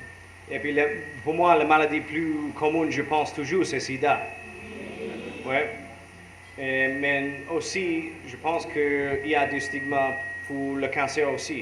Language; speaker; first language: French; non-native, learner; English